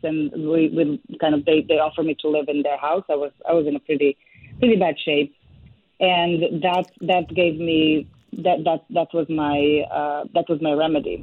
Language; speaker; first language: English; non-native, fluent; Serbian